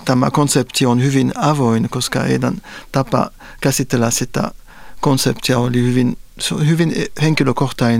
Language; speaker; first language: Finnish; non-native, fluent; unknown